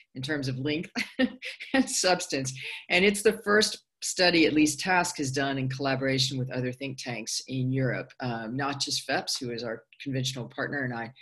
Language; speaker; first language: English; native; English